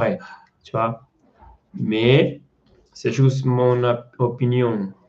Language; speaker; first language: French; non-native, learner; Portuguese